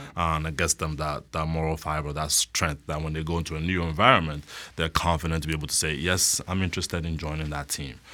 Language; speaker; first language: English; non-native, local second language; Akan